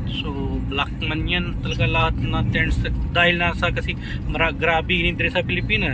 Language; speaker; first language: Filipino; non-native, learner; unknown